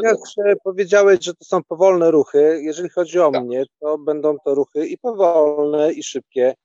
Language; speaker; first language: Polish; native; Polish